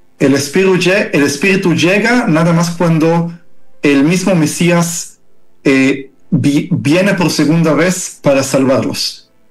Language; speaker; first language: Spanish; early bilingual, heritage; Hebrew